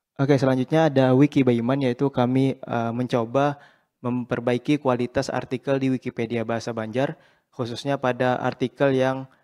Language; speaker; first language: Indonesian; non-native, local second language; Banjar